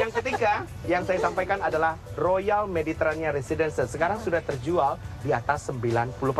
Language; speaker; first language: Indonesian; native; Indonesian